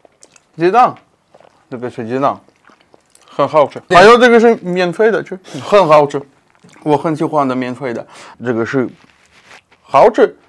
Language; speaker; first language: Chinese; non-native, learner; Russian